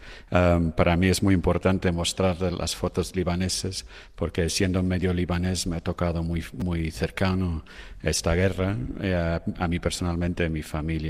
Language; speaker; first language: Spanish; non-native, fluent; English